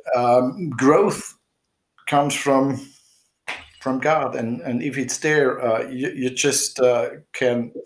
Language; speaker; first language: English; non-native, fluent; German